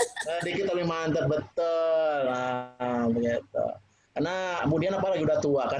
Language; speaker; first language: Indonesian; native; Indonesian